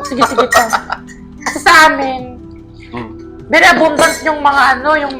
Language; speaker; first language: Filipino; non-native, local second language; Iloko